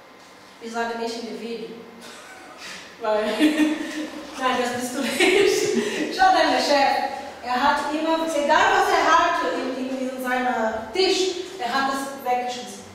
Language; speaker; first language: German; non-native, learner; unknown